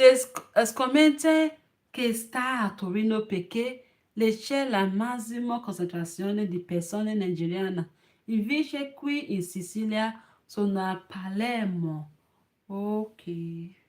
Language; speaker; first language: Italian; non-native, learner; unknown